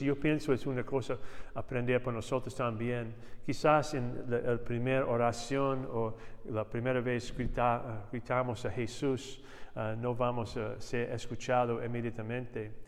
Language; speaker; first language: Spanish; non-native, learner; English